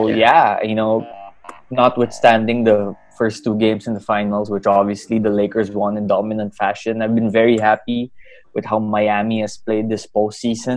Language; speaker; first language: English; non-native, local second language; Filipino